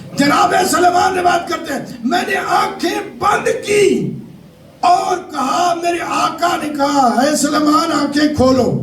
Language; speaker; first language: Urdu; native; Urdu